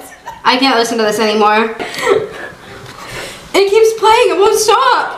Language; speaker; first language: English; native; English